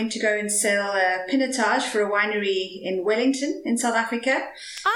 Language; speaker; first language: English; native; English